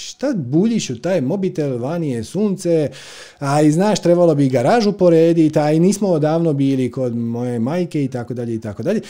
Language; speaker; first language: Croatian; native; Croatian